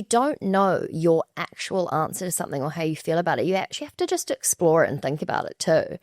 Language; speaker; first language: English; native; English